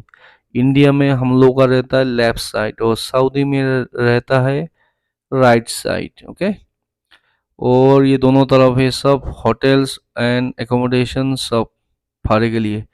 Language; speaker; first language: Hindi; non-native, local second language; Assamese